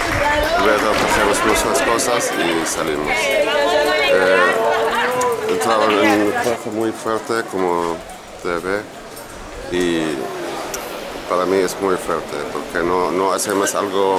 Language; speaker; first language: Spanish; non-native, fluent; Arabic